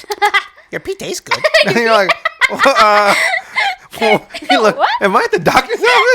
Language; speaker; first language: English; native; English